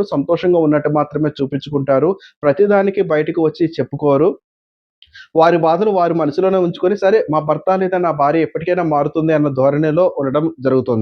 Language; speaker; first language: Telugu; native; Telugu